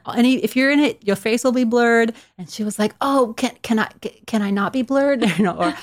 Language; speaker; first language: English; native; English